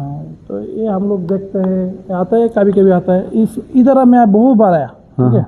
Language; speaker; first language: Hindi; non-native, learner; Bangla